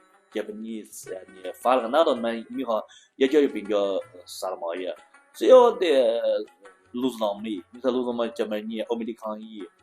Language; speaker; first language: Persian; non-native, learner; Chinese